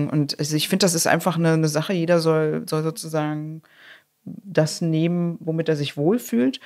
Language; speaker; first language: German; native; German